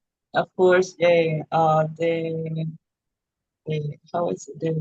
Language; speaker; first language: English; non-native, learner; Spanish